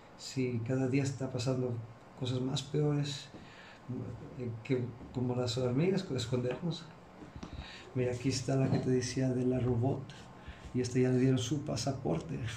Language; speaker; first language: Spanish; early bilingual, heritage; Spanish